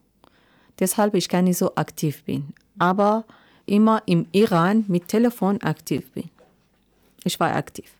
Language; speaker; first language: German; non-native, learner; Persian